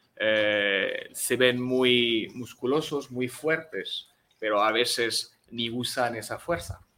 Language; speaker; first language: Spanish; non-native, fluent; French